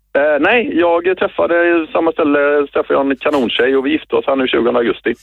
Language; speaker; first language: Swedish; native; Swedish